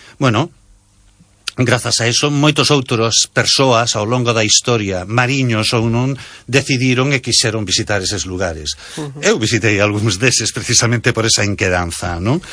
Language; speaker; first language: Galician; non-native, local second language; Spanish